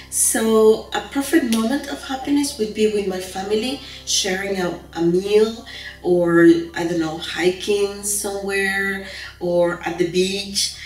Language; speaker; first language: English; non-native, fluent; Spanish